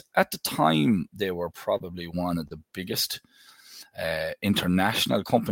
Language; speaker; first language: English; native; English